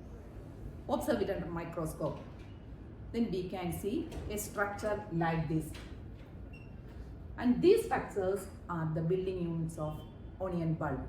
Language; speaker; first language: English; non-native, local second language; Malayalam